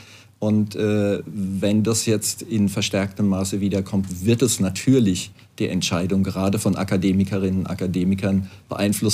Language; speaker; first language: German; native; German